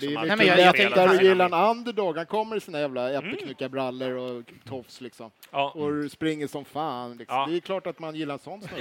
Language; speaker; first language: Swedish; native; Swedish